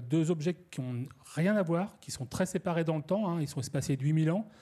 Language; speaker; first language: French; native; French